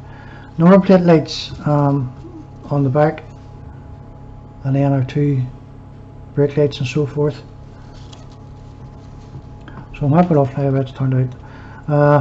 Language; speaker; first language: English; native; English